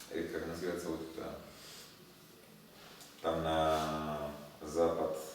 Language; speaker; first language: Russian; non-native, learner; Spanish